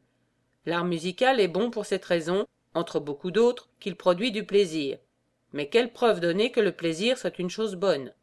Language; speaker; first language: French; native; French